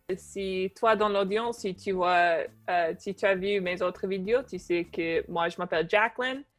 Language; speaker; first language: French; non-native, fluent; English